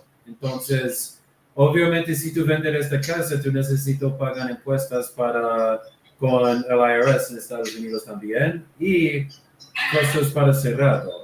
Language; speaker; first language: Spanish; non-native, learner; English